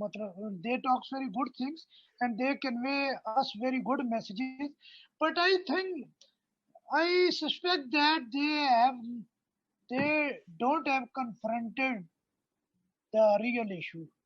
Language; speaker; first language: English; non-native, learner; Turkish